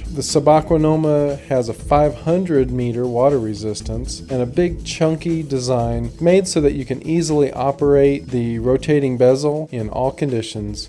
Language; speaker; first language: English; native; English